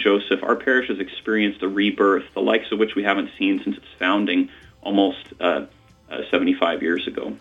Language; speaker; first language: English; native; English